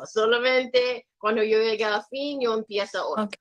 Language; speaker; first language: Spanish; non-native, learner; English